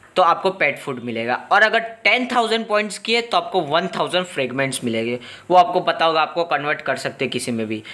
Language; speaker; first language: Hindi; non-native, local second language; Gujarati